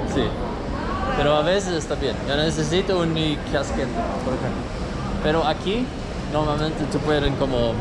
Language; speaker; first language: Spanish; non-native, learner; Swedish